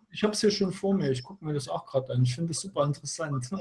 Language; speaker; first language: German; native; German